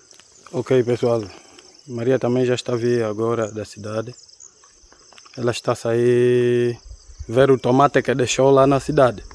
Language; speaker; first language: Portuguese; non-native, local second language; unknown